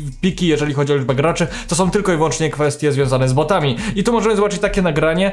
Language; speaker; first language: Polish; native; Polish